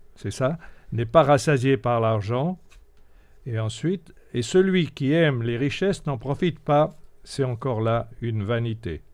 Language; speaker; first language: French; native; French